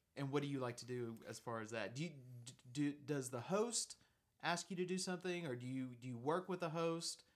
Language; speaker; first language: English; native; English